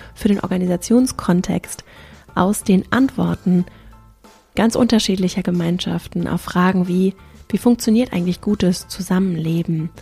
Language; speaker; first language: German; native; German